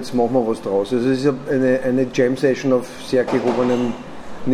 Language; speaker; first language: German; native; German